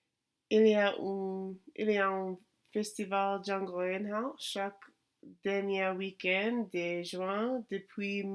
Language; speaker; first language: French; non-native, learner; English